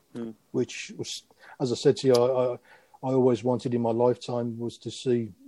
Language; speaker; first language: English; native; English